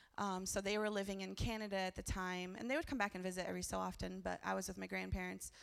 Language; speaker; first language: English; early bilingual, other home language; Portuguese